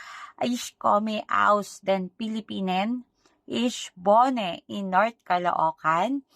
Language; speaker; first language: German; non-native, learner; Filipino